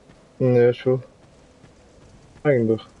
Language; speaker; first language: German; native; German